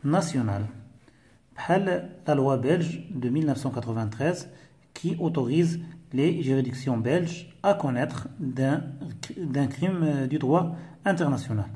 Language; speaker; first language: French; non-native, local second language; Arabic